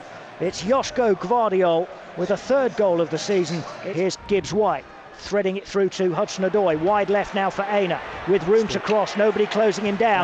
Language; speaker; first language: English; native; English